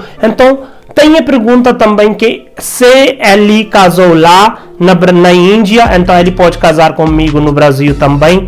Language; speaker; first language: Portuguese; non-native, learner; Hindi